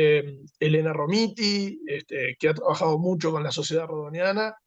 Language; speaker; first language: Spanish; native; Spanish